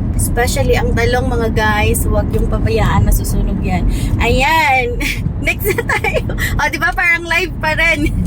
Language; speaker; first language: Filipino; non-native, local second language; Hiligaynon